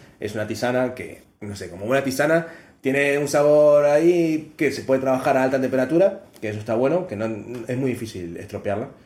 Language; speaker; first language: Spanish; native; Spanish